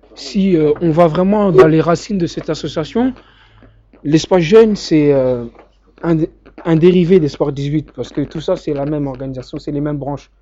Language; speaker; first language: French; native; French